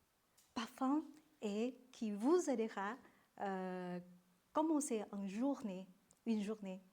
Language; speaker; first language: French; non-native, learner; Vietnamese